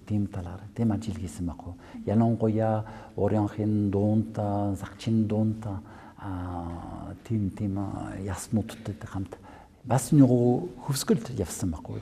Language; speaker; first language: Mongolian; non-native, fluent; French